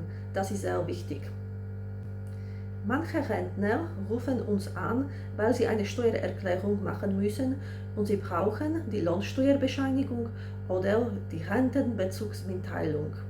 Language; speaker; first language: German; non-native, fluent; Slovak